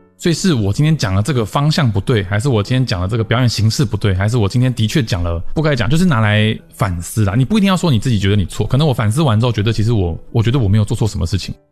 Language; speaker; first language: Chinese; native; Chinese